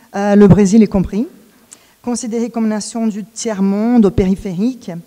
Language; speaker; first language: French; non-native, fluent; Portuguese